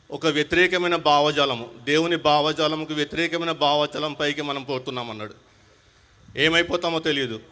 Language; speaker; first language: Telugu; non-native, local second language; Hindi